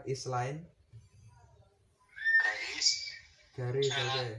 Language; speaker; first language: English; non-native, learner; Indonesian